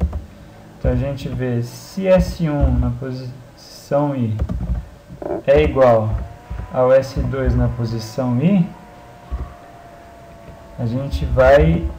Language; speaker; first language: Portuguese; native; Portuguese